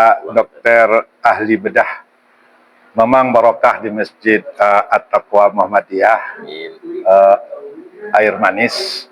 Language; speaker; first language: Indonesian; non-native, local second language; Minangkabau